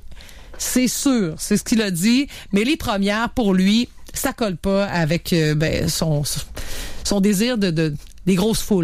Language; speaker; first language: French; native; French